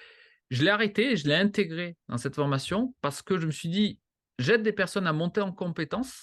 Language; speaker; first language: French; native; French